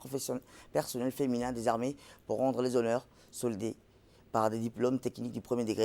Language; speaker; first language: French; native; French